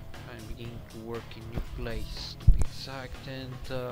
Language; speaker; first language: English; non-native, learner; Bulgarian